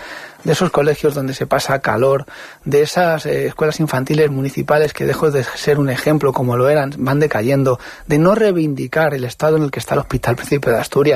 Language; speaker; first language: Spanish; native; Spanish